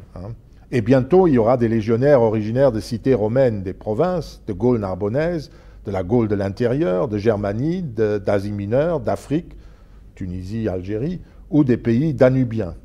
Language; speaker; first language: French; non-native, local second language; Luxembourgish